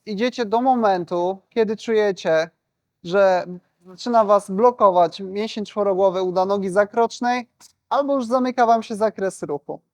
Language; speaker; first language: Polish; native; Polish